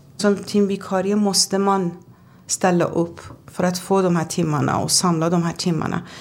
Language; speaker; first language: Swedish; non-native, fluent; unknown